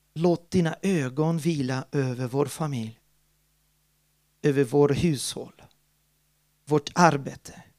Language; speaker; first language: Swedish; non-native, fluent; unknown